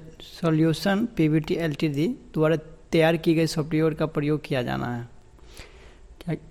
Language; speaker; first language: Hindi; native; Hindi